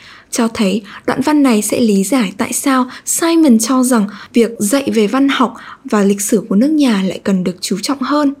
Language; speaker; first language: Vietnamese; native; Vietnamese